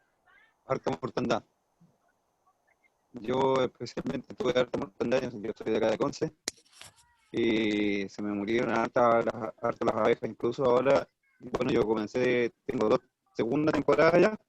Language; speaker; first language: Spanish; native; Spanish